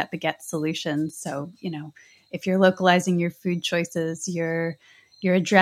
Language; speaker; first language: English; native; English